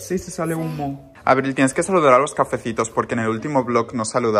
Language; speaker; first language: Spanish; native; Spanish